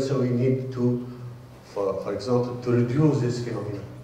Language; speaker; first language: English; non-native, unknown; Arabic